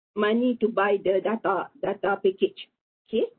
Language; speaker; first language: English; non-native, local second language; Malay